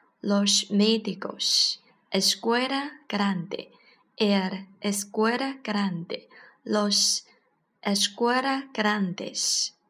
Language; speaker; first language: Spanish; non-native, learner; Chinese